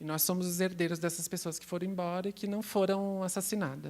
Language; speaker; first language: Portuguese; native; Portuguese